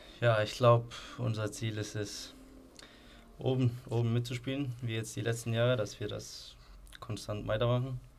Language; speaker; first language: German; non-native, fluent; Icelandic